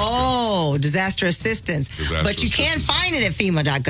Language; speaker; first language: English; native; English